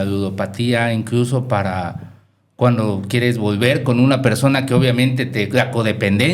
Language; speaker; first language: Spanish; native; Spanish